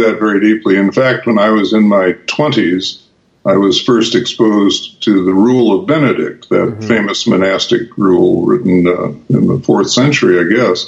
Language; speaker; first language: English; native; English